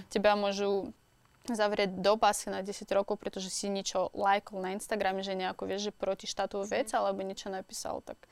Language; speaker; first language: Slovak; non-native, learner; Russian